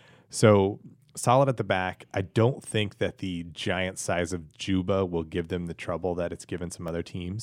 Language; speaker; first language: English; native; English